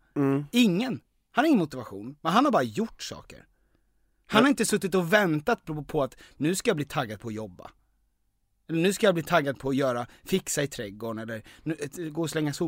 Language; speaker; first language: Swedish; native; Swedish